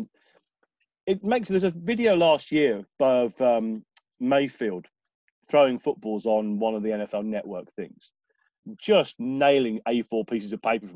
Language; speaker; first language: English; native; English